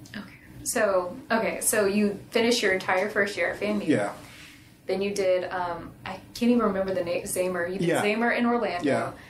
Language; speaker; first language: English; native; English